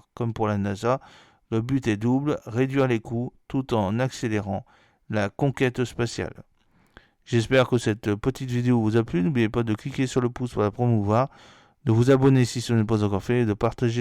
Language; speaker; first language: French; native; French